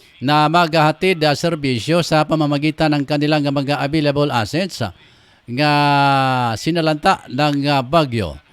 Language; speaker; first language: Filipino; non-native, local second language; Cebuano